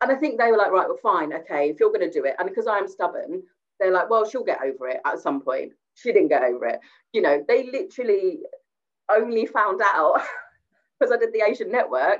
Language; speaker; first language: English; native; English